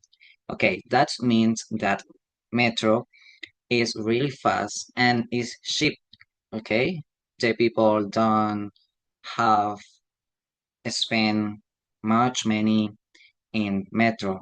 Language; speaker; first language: English; non-native, learner; Spanish